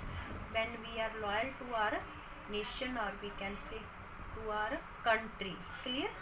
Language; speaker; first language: English; non-native, local second language; Hindi